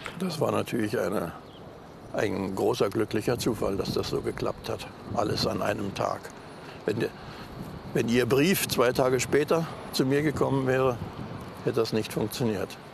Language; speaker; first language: German; native; German